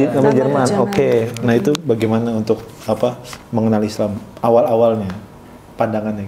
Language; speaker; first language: Indonesian; native; Indonesian